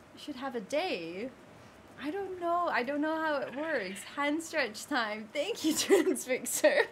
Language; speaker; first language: English; non-native, fluent; Dutch